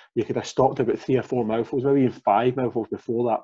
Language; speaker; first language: English; native; English